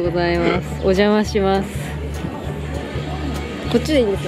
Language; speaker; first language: Japanese; native; Japanese